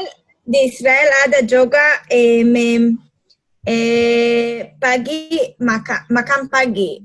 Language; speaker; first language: Indonesian; non-native, learner; Hebrew